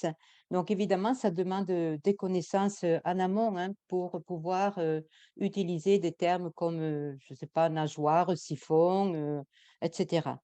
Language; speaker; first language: French; native; French